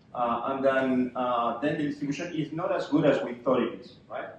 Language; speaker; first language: English; non-native, fluent; Spanish